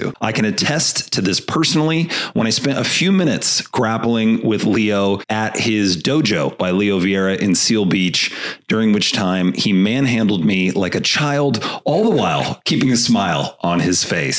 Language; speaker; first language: English; native; English